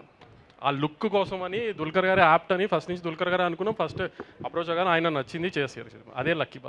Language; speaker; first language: Telugu; native; Telugu